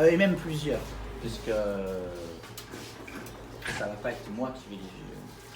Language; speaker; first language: French; native; French